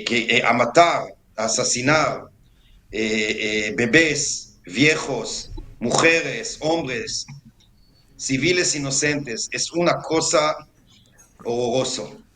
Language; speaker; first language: Spanish; non-native, fluent; Hebrew